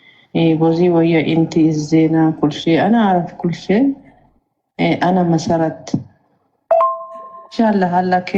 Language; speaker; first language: Arabic; non-native, learner; Amharic